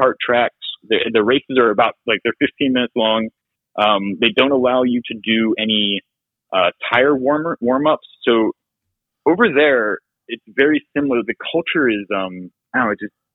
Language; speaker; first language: English; native; English